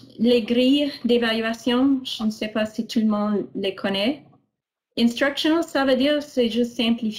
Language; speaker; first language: French; non-native, local second language; English